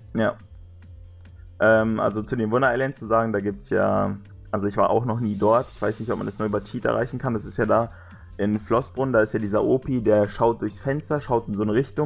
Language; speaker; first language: German; native; German